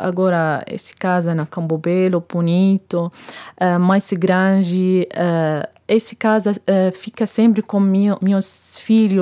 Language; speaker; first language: Portuguese; non-native, learner; Arabic